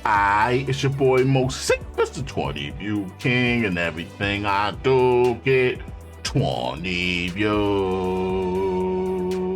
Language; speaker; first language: English; native; English